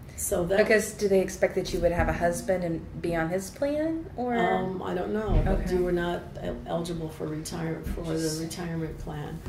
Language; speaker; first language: English; native; English